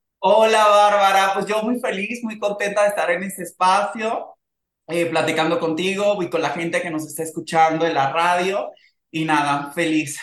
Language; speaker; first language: Spanish; native; Spanish